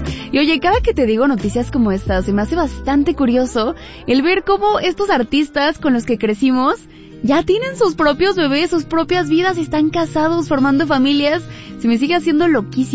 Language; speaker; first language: Spanish; native; Spanish